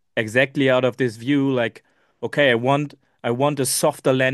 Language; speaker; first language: English; non-native, learner; German